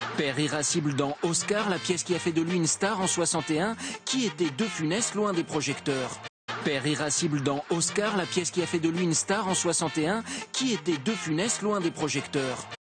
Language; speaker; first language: French; native; French